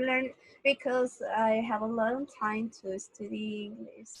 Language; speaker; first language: English; non-native, learner; Spanish